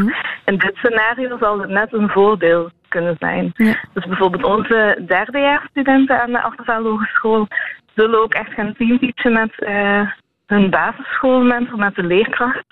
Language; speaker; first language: Dutch; native; Dutch